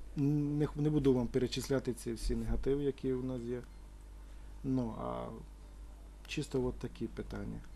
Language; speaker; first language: Ukrainian; non-native, local second language; Romany